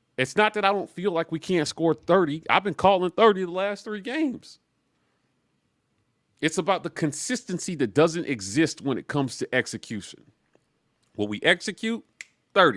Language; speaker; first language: English; native; English